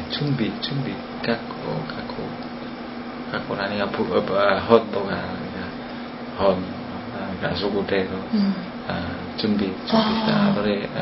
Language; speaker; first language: Japanese; non-native, learner; Indonesian